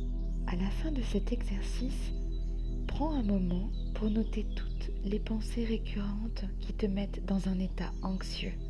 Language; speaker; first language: French; native; French